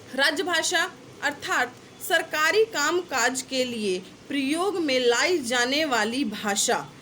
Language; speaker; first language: Hindi; native; Hindi